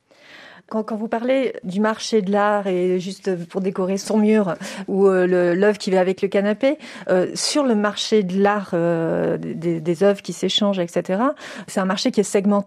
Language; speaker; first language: French; native; French